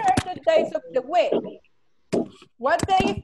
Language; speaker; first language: English; non-native, learner; Spanish